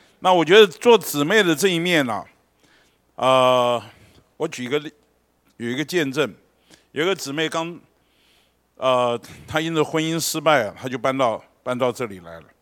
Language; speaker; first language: Chinese; native; Chinese